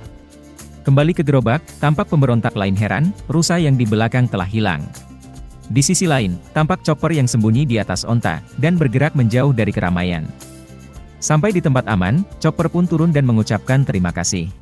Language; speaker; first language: Indonesian; native; Indonesian